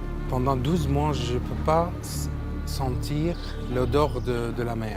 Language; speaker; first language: French; non-native, learner; Arabic